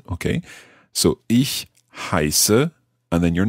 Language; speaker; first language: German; non-native, learner; English